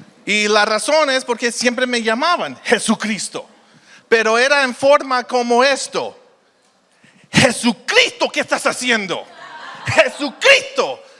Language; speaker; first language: Spanish; early bilingual, heritage; Spanish